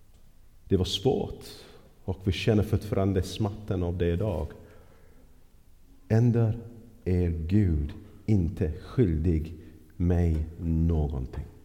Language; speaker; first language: Swedish; non-native, fluent; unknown